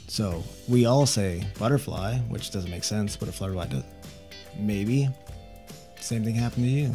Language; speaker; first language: English; native; English